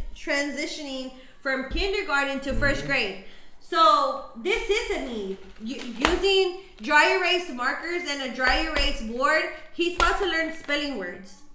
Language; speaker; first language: English; early bilingual, other home language; Spanish